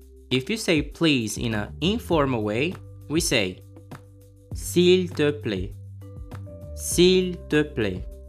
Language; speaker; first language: French; non-native, fluent; Portuguese